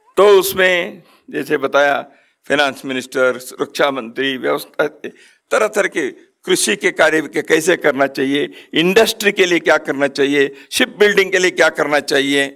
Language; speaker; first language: Hindi; non-native, local second language; Kannada